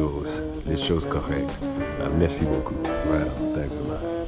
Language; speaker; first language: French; non-native, learner; English